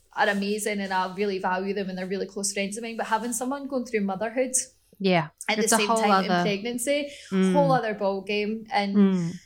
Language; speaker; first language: English; native; English